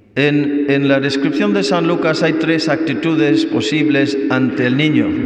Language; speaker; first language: Spanish; non-native, fluent; English